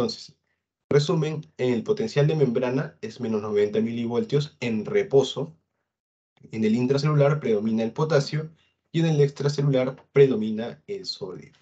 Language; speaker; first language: Spanish; native; Spanish